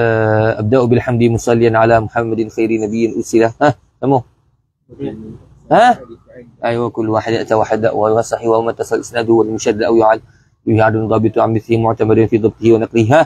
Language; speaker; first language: Arabic; non-native, fluent; Malay